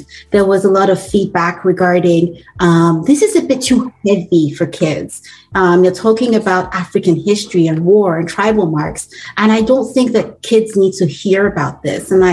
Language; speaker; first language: English; non-native, local second language; Bini